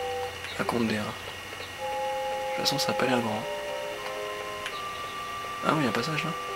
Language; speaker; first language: French; native; French